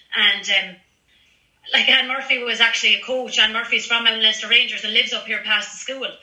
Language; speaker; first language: English; native; English